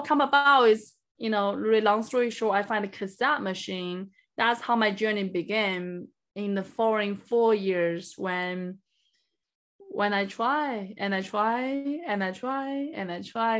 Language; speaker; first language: English; non-native, fluent; Chinese